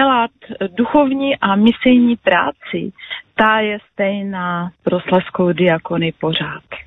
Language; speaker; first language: Czech; non-native, local second language; Polish